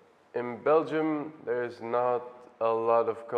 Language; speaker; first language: English; non-native, fluent; Dutch